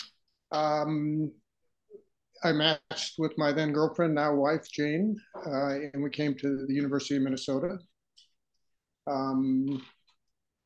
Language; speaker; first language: English; native; English